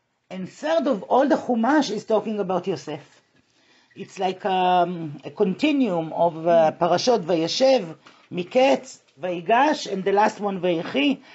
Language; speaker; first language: English; non-native, fluent; Hebrew